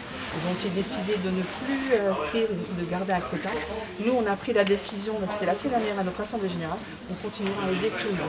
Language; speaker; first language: French; native; French